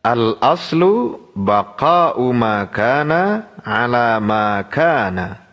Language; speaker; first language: Arabic; non-native, fluent; Indonesian